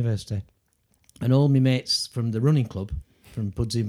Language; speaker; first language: English; native; English